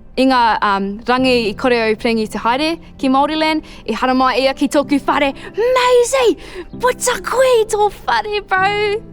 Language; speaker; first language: Māori; non-native, local second language; English